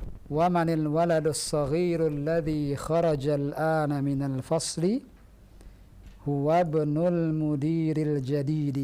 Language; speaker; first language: Arabic; non-native, fluent; Indonesian